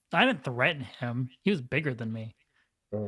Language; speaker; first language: English; native; English